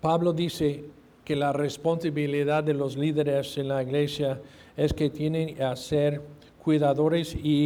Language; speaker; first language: Spanish; non-native, fluent; English